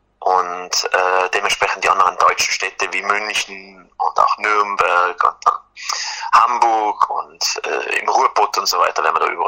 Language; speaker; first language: German; native; German